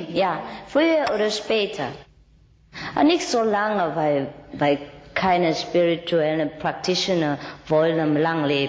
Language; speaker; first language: German; non-native, learner; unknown